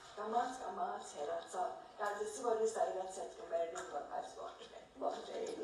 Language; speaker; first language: Armenian; early bilingual, heritage; Armenian